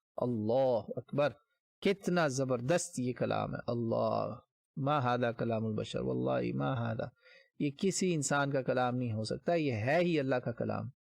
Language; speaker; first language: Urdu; native; Urdu